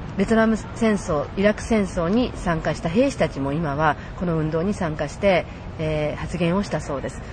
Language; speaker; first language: Japanese; native; Japanese